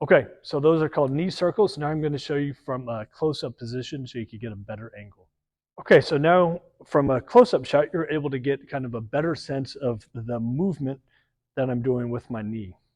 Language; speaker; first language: English; native; English